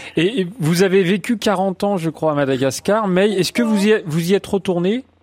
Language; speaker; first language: French; native; French